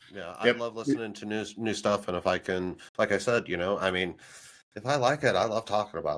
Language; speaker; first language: English; native; English